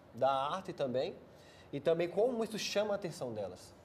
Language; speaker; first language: Portuguese; native; Portuguese